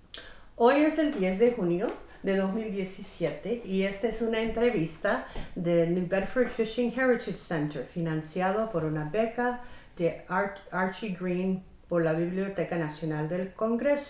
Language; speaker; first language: Spanish; non-native, fluent; English